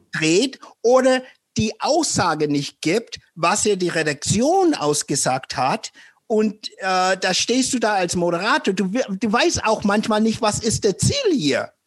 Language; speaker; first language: German; non-native, fluent; English